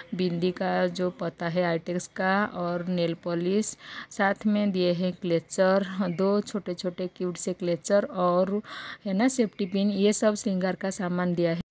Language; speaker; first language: Hindi; native; Hindi